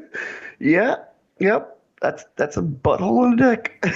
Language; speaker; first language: English; native; English